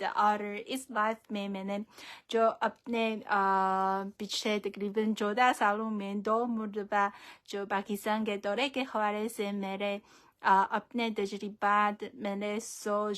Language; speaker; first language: Urdu; non-native, fluent; Chinese